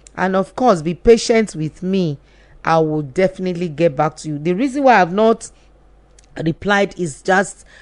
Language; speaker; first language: English; non-native, local second language; Yoruba